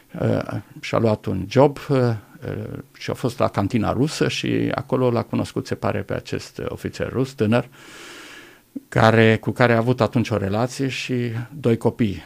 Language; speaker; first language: Romanian; non-native, local second language; German